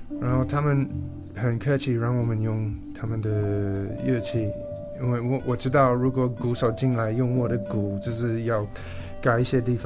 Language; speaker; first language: Chinese; non-native, fluent; English